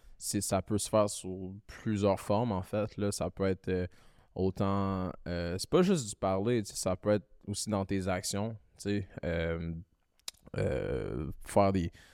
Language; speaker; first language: French; early bilingual, other home language; Malagasy